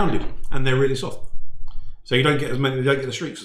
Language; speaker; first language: English; native; English